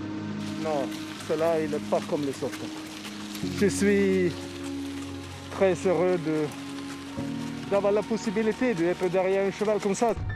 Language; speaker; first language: French; non-native, fluent; Swedish